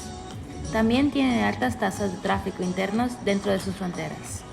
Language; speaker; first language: Spanish; early bilingual, heritage; Spanish